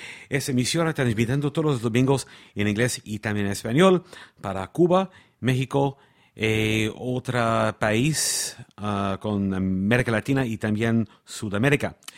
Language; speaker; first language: Spanish; non-native, learner; English